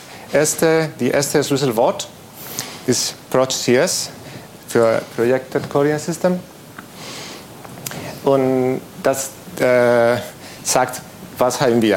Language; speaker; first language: German; non-native, fluent; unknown